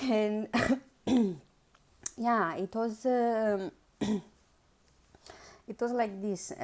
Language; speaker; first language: English; non-native, learner; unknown